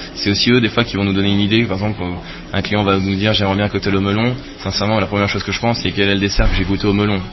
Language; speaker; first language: French; native; French